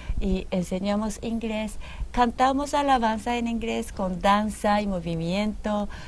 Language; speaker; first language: Spanish; non-native, fluent; Japanese